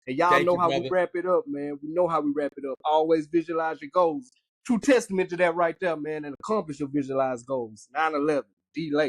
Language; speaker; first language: English; native; English